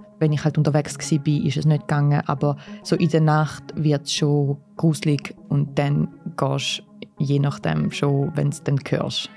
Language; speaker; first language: German; early bilingual, other home language; Russian